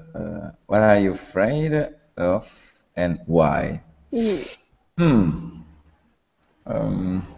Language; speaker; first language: English; non-native, learner; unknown